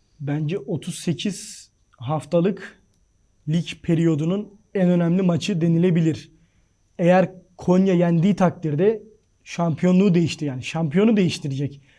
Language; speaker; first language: Turkish; native; Turkish